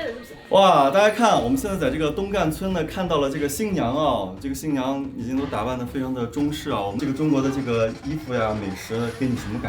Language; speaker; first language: Chinese; native; Chinese